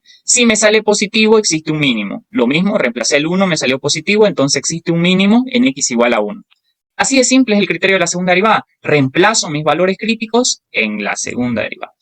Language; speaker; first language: Spanish; native; Spanish